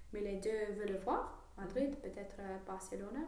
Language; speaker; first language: French; non-native, fluent; English